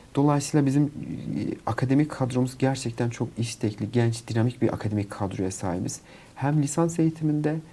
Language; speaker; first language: Turkish; native; Turkish